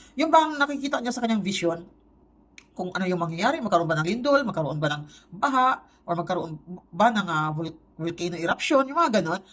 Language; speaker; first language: Filipino; non-native, local second language; Cebuano